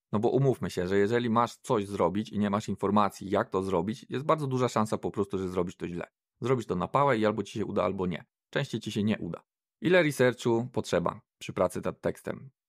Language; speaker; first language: Polish; native; Polish